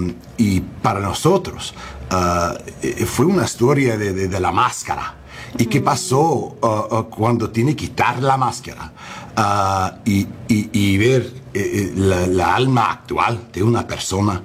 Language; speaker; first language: Spanish; non-native, learner; English